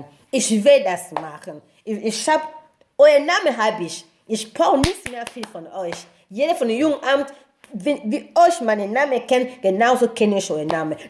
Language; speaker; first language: German; non-native, learner; Lingala